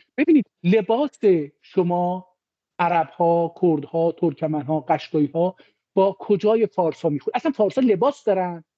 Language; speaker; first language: Persian; non-native, local second language; Azerbaijani